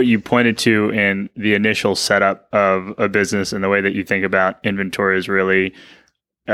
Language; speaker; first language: English; native; English